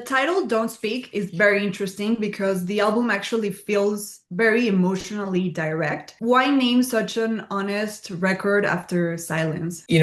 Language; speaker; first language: English; non-native, fluent; Spanish